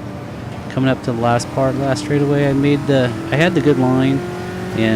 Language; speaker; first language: English; native; English